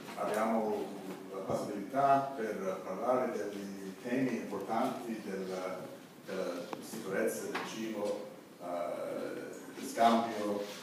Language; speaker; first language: Italian; non-native, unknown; English